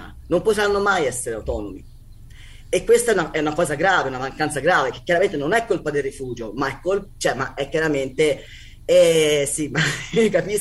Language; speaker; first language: Italian; native; Italian